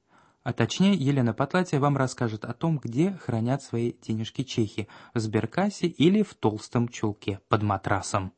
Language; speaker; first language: Russian; native; Russian